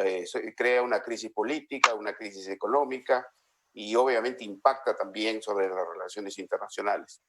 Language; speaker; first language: Spanish; native; Spanish